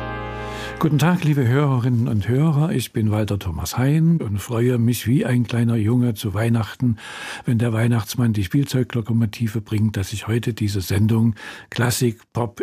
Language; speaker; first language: German; native; German